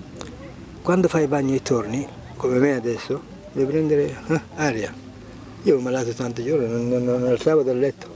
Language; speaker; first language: Italian; non-native, fluent; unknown